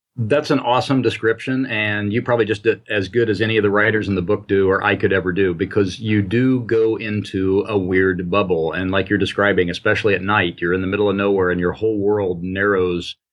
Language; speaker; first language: English; native; English